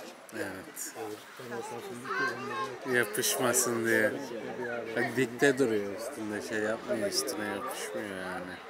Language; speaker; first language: Turkish; native; Turkish